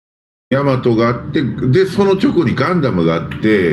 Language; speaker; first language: Japanese; native; Japanese